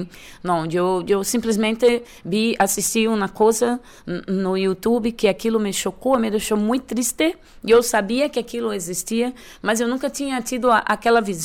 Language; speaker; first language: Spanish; non-native, learner; Portuguese